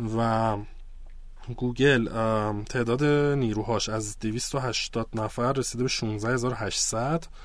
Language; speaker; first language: Persian; native; Persian